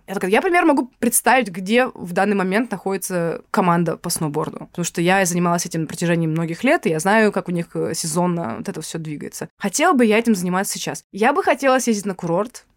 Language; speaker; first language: Russian; native; Russian